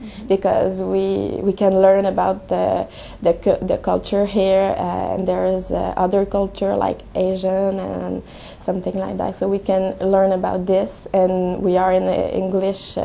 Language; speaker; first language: English; non-native, learner; French